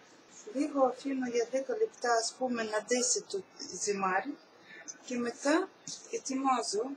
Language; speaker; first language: Greek; non-native, learner; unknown